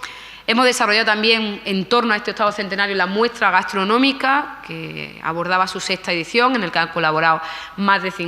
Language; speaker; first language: Spanish; native; Spanish